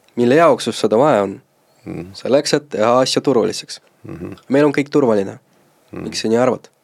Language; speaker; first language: Estonian; non-native, local second language; Russian